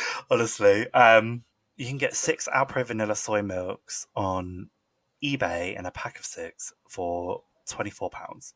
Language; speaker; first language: English; native; English